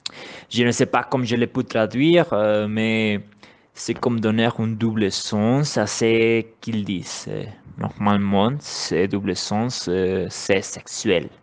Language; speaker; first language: French; non-native, learner; Spanish